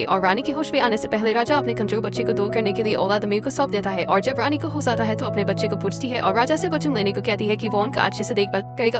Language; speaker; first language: Hindi; native; Hindi